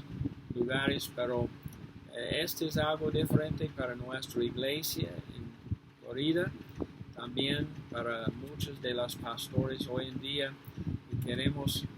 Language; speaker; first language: Spanish; non-native, fluent; English